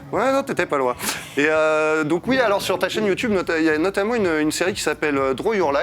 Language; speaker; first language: French; native; French